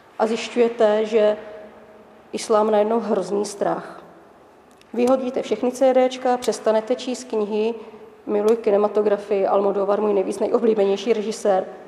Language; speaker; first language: Czech; native; Czech